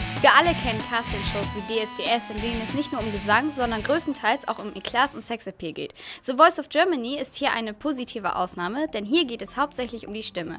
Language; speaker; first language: German; native; German